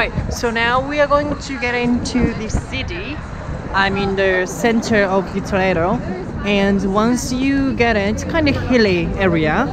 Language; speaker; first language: English; non-native, fluent; Japanese